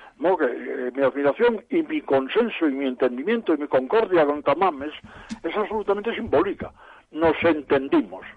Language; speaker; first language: Spanish; native; Spanish